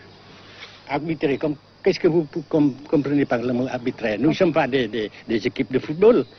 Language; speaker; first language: French; non-native, fluent; Vietnamese